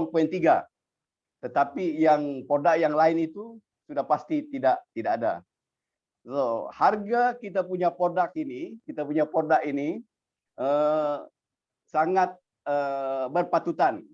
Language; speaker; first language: Malay; native; Malay